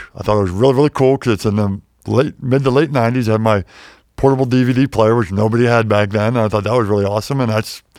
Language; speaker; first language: English; native; English